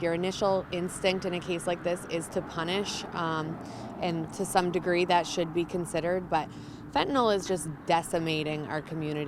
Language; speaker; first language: English; native; English